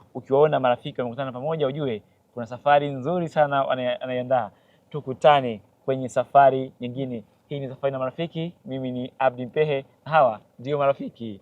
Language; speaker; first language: Swahili; native; Swahili